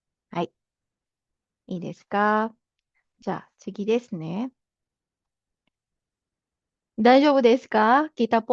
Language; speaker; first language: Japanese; non-native, fluent; Filipino